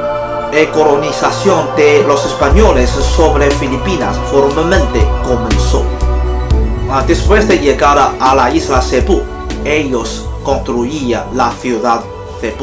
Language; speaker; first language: Spanish; non-native, fluent; Chinese